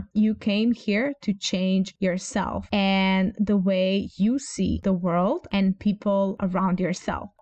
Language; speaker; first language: English; non-native, fluent; Croatian